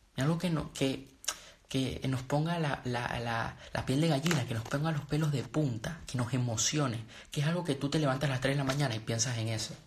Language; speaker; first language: Spanish; native; Spanish